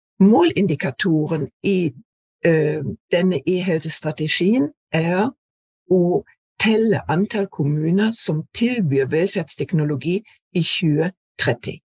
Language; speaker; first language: Norwegian; non-native, fluent; German